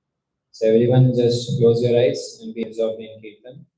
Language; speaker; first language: English; non-native, local second language; Hindi